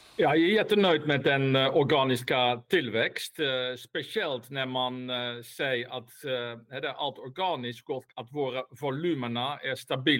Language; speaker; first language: Swedish; non-native, fluent; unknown